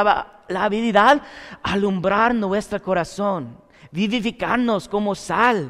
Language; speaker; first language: Spanish; non-native, learner; English